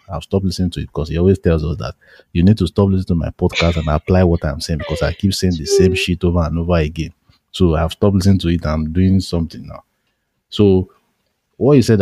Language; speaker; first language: English; non-native, local second language; Yoruba